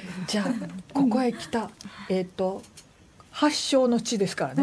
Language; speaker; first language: Japanese; native; Japanese